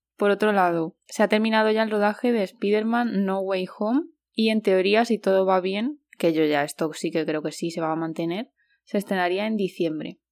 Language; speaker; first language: Spanish; native; Spanish